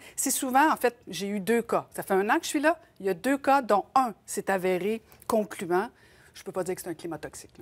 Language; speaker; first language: French; native; French